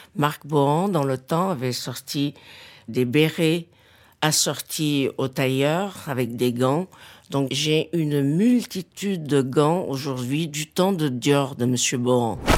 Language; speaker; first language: French; non-native, local second language; Arabic